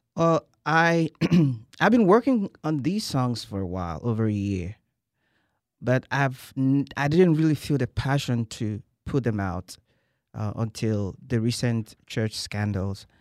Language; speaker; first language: English; non-native, local second language; Igbo